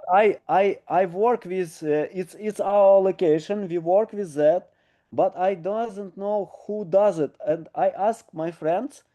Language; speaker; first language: English; non-native, learner; Ukrainian